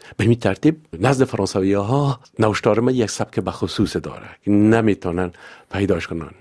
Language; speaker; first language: Persian; native; Persian